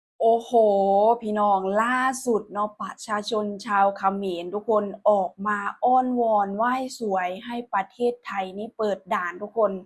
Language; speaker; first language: Thai; non-native, local second language; Northeastern Thai